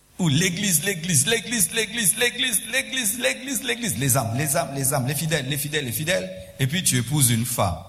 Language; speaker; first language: French; non-native, local second language; Swahili